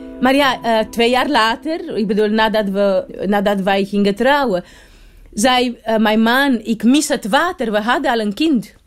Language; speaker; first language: Dutch; non-native, fluent; Romanian